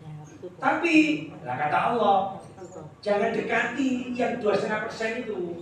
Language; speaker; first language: Indonesian; native; Indonesian